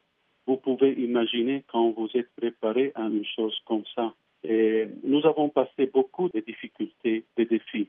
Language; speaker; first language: French; non-native, fluent; Arabic